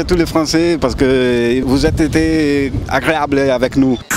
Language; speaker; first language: French; non-native, learner; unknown